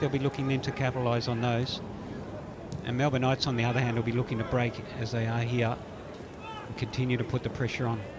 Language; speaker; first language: English; native; English